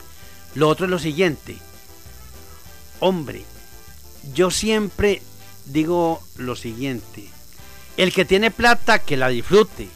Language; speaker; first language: Spanish; native; Spanish